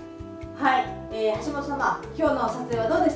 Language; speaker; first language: Japanese; native; Japanese